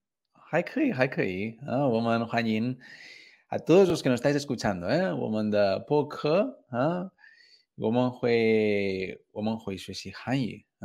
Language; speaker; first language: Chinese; non-native, learner; Spanish